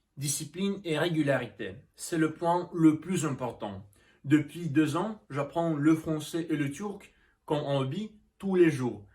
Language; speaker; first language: French; non-native, learner; Russian